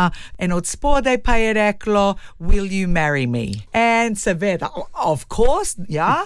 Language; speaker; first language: Slovenian; early bilingual, heritage; Slovenian